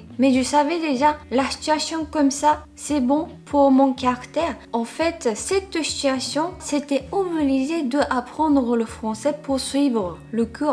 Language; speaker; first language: French; non-native, fluent; Japanese